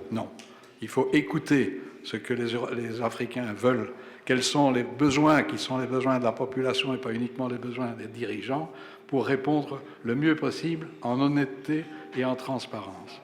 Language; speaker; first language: French; native; French